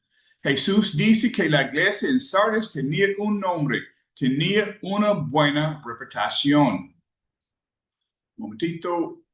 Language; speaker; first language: Spanish; non-native, learner; English